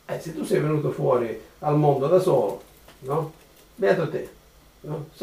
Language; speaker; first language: Italian; native; Italian